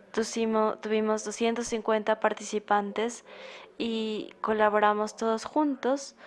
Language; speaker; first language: Spanish; non-native, fluent; German